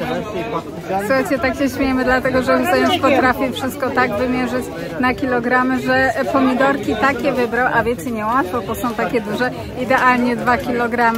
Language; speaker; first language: Polish; native; Polish